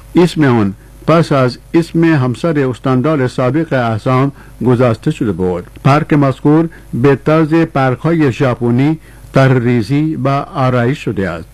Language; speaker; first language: Persian; non-native, fluent; Urdu